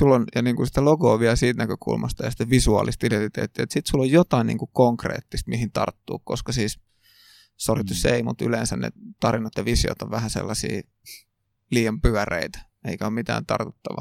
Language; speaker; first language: Finnish; native; Finnish